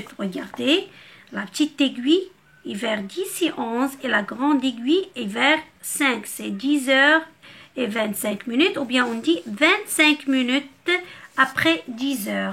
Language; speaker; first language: French; non-native, local second language; Arabic